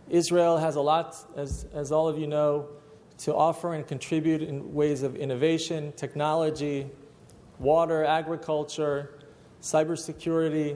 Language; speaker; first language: English; native; English